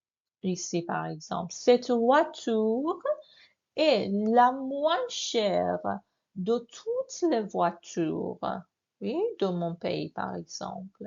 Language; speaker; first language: French; non-native, fluent; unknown